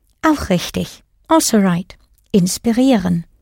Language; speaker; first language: German; non-native, fluent; English